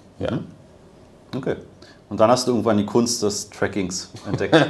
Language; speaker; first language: German; native; German